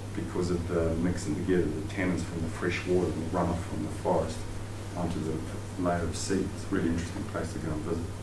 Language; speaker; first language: English; native; English